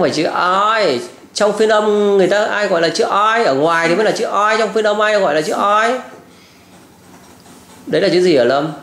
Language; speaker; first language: Vietnamese; native; Vietnamese